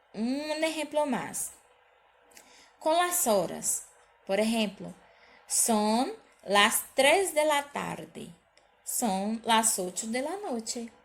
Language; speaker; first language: Spanish; non-native, learner; Portuguese